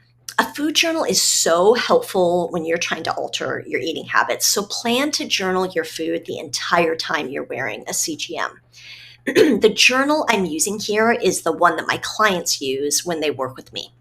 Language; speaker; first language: English; native; English